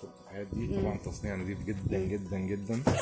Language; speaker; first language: Arabic; native; Arabic